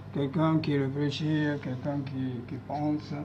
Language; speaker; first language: French; non-native, learner; Japanese